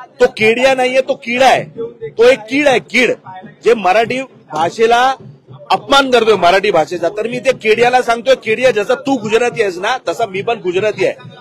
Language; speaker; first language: Marathi; non-native, local second language; Gujarati